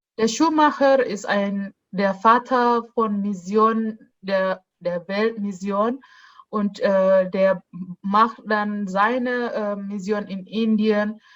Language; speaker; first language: German; non-native, fluent; Indonesian